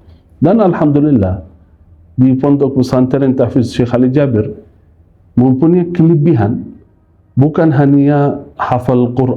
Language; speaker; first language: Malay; non-native, fluent; Arabic